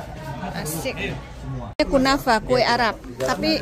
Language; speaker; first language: Indonesian; native; Indonesian